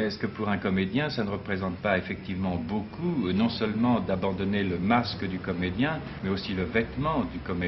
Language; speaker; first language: French; native; French